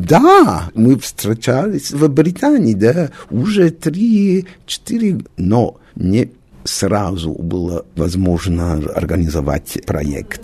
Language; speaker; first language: Russian; non-native, learner; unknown